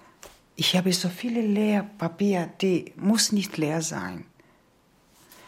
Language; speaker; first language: German; non-native, learner; Georgian